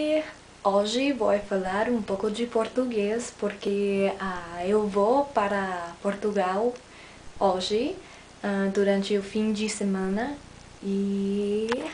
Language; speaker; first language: Portuguese; non-native, learner; English